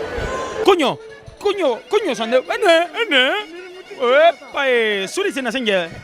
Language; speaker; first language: Basque; native; Basque